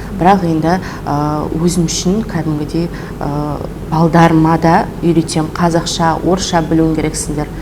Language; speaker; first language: Kazakh; non-native, local second language; Russian